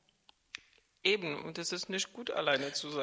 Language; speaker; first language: German; non-native, fluent; Czech